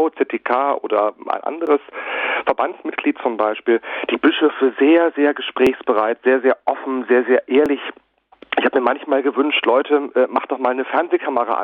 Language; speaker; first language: German; native; German